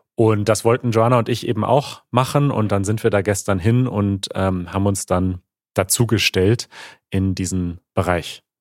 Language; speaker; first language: German; native; German